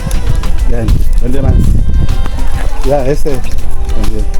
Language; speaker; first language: Spanish; non-native, learner; Filipino